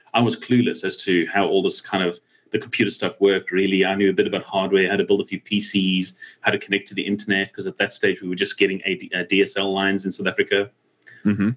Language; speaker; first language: English; native; English